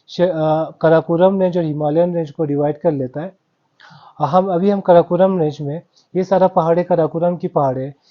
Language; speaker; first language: Hindi; non-native, local second language; Balti